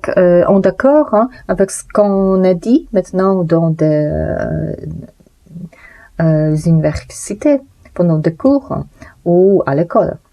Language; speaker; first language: French; non-native, fluent; Polish